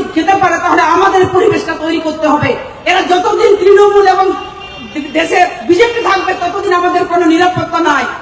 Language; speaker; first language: Bangla; non-native, local second language; Santali